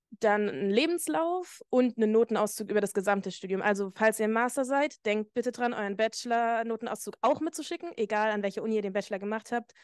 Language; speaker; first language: German; native; German